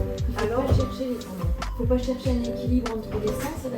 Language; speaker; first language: French; native; French